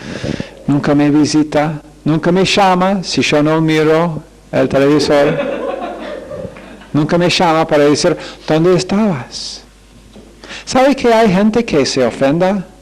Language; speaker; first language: Spanish; non-native, fluent; English